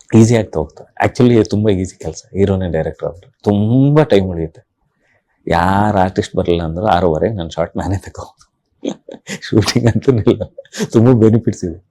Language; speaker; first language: Kannada; native; Kannada